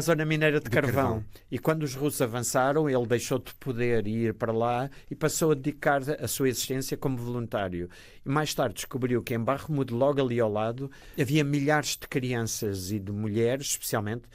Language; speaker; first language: Portuguese; native; Portuguese